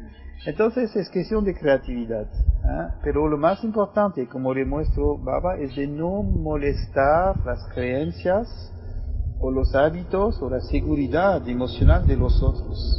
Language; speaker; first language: Spanish; non-native, fluent; French